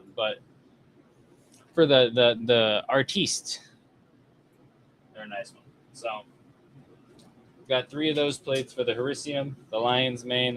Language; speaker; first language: English; native; English